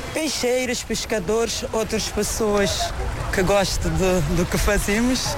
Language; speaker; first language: Portuguese; non-native, local second language; Kabuverdianu